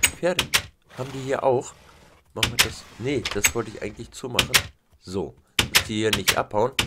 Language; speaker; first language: German; native; German